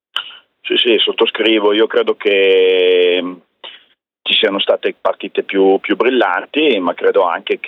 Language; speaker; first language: Italian; native; Italian